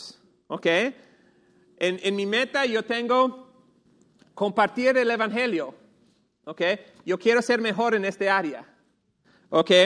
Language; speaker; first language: Spanish; non-native, fluent; English